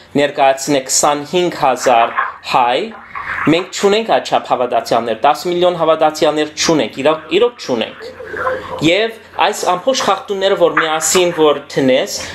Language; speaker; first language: Armenian; early bilingual, heritage; Armenian